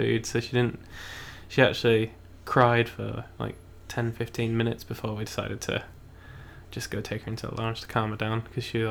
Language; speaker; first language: English; native; English